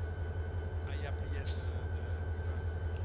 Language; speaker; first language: English; non-native, learner; French